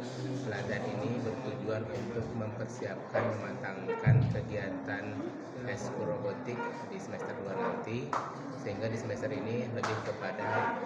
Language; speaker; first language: Indonesian; native; Indonesian